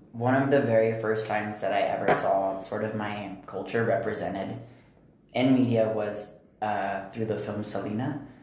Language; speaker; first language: English; native; English